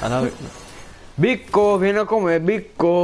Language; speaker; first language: Spanish; non-native, learner; English